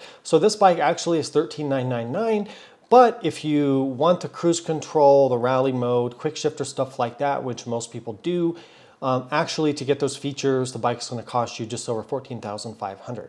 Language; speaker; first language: English; native; English